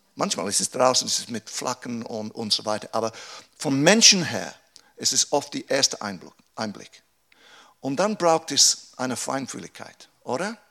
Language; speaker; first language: German; non-native, fluent; English